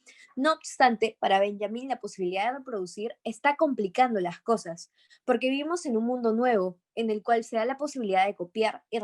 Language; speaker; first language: Spanish; native; Spanish